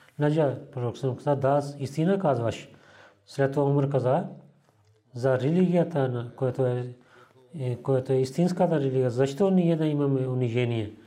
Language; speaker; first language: Bulgarian; non-native, learner; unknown